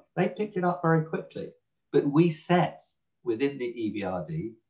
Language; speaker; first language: English; native; English